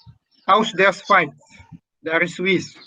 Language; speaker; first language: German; non-native, fluent; Indonesian